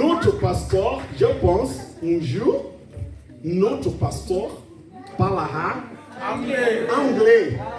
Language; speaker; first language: French; non-native, learner; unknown